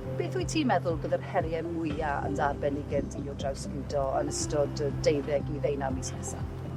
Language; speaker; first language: Welsh; native; Welsh